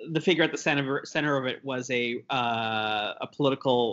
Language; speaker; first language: English; native; English